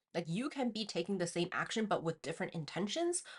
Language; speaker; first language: English; non-native, fluent; Chinese